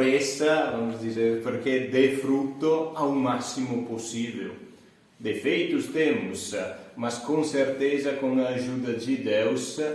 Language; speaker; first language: Portuguese; non-native, fluent; Italian